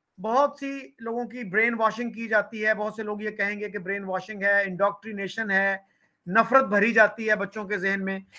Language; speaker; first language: Urdu; non-native, local second language; Punjabi